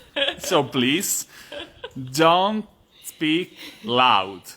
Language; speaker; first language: English; non-native, fluent; Italian